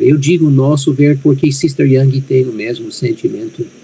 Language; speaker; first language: Portuguese; non-native, fluent; English